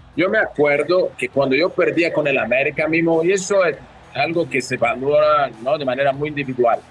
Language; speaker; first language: Spanish; early bilingual, other home language; Portuguese